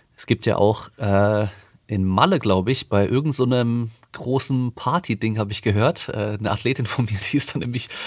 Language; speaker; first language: German; native; German